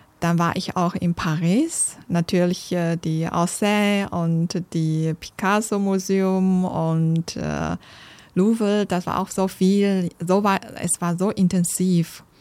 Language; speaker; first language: German; non-native, fluent; Chinese